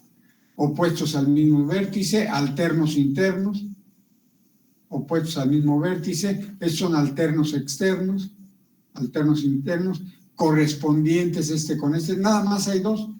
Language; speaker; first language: Spanish; native; Spanish